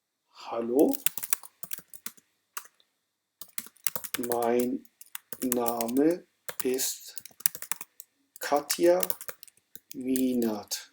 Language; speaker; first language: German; non-native, fluent; Urdu